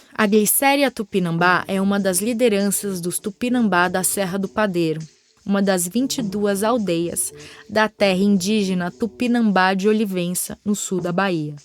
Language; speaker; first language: Portuguese; native; Portuguese